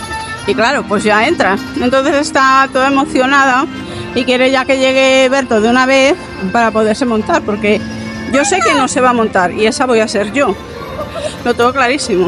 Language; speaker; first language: Spanish; native; Spanish